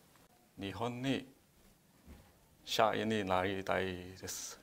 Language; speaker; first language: Japanese; non-native, learner; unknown